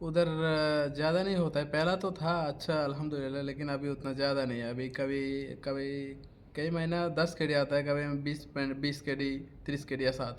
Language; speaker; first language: Hindi; non-native, fluent; Bangla